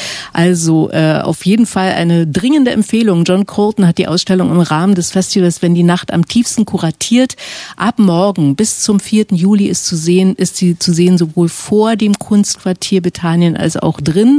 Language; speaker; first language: German; native; German